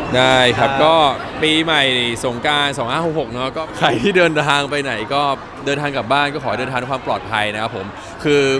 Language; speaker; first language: Thai; native; Thai